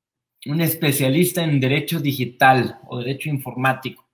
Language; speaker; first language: Spanish; native; Spanish